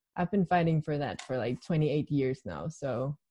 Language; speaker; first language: English; non-native, fluent; Danish